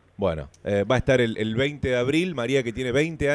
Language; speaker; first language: Spanish; native; Spanish